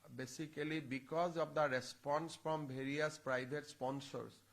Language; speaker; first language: English; non-native, local second language; Assamese